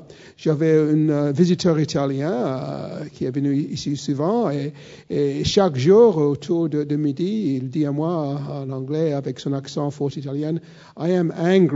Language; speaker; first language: French; non-native, fluent; English